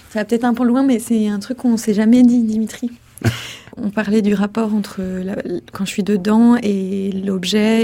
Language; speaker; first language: French; native; French